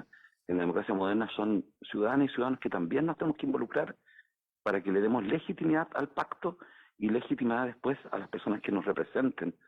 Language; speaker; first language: Spanish; native; Spanish